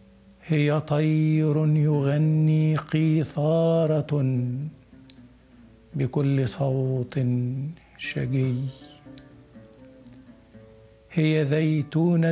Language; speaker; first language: Arabic; native; Arabic